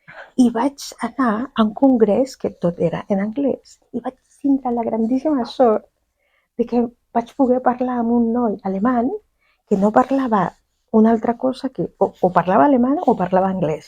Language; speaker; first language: Catalan; non-native, fluent; Spanish